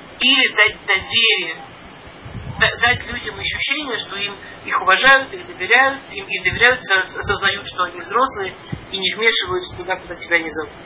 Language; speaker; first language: Russian; early bilingual, heritage; Russian